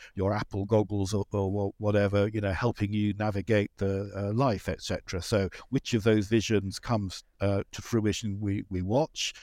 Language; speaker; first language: English; native; English